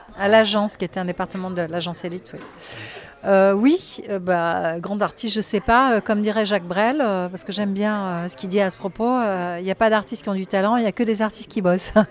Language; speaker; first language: French; native; French